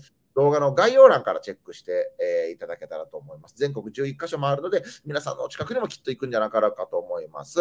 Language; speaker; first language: Japanese; native; Japanese